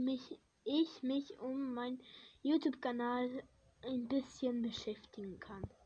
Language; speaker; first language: German; early bilingual, other home language; Hungarian